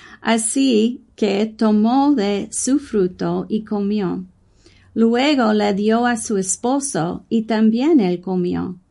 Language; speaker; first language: Spanish; non-native, learner; English